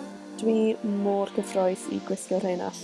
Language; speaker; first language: Welsh; non-native, local second language; English